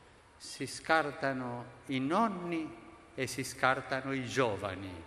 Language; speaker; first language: Italian; non-native, fluent; Spanish